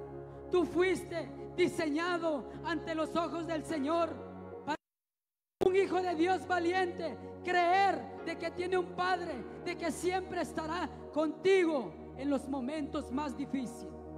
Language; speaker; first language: Spanish; native; Spanish